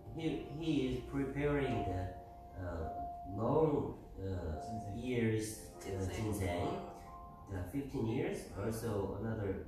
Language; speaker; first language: English; non-native, learner; Korean